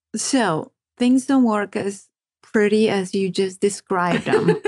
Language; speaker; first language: English; early bilingual, other home language; Spanish